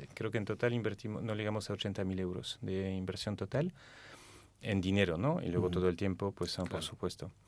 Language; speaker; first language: Spanish; non-native, fluent; French